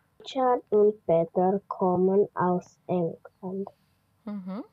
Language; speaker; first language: German; non-native, learner; Romanian